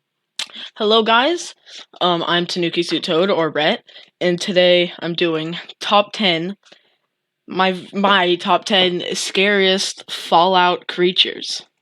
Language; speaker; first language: English; native; English